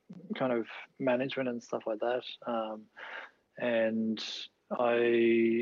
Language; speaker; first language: English; native; English